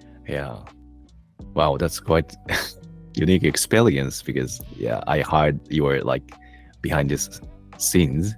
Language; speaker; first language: English; non-native, learner; Japanese